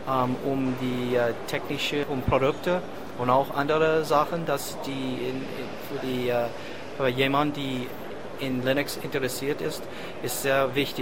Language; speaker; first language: German; non-native, fluent; English